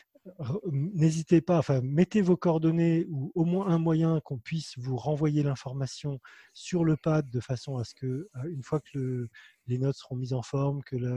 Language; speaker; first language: French; native; French